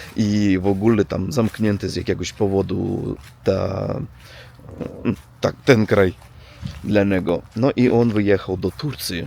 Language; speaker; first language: Polish; non-native, learner; Russian